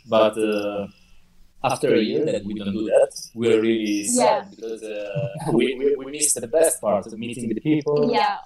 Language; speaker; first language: English; non-native, fluent; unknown